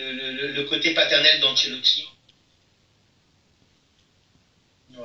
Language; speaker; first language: French; native; French